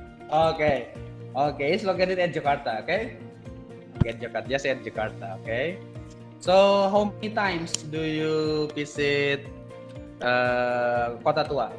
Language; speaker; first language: English; non-native, learner; Indonesian